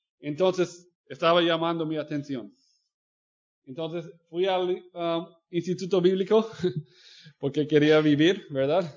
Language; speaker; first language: Spanish; non-native, fluent; English